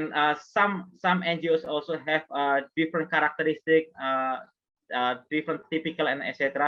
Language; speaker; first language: English; non-native, fluent; Indonesian